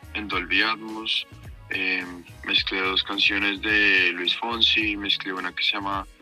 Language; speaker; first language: Spanish; native; Spanish